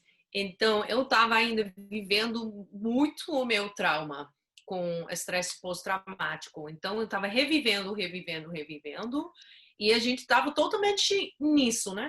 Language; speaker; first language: Portuguese; non-native, fluent; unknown